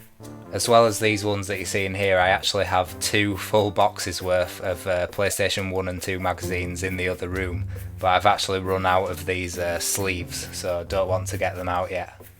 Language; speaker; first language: English; native; English